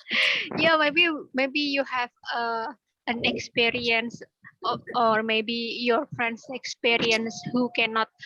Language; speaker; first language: English; non-native, learner; Indonesian